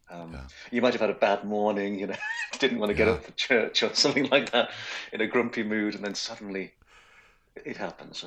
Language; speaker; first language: English; native; English